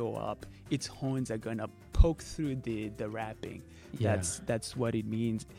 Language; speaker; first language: English; non-native, local second language; Shona